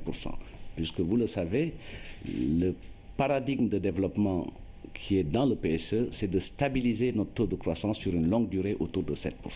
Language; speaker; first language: French; non-native, local second language; Wolof